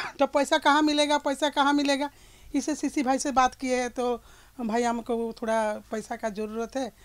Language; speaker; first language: Hindi; native; Hindi